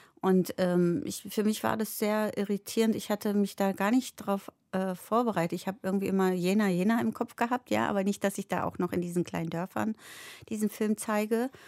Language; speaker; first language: German; early bilingual, other home language; Turkish